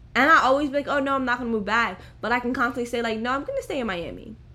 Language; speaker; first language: English; native; English